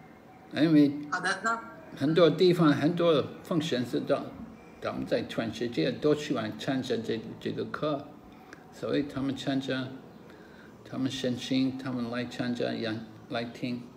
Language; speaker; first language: Chinese; non-native, learner; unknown